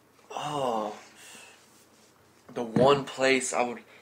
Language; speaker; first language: English; native; English